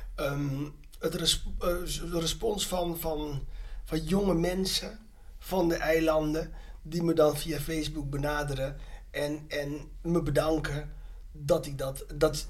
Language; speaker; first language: Dutch; native; Dutch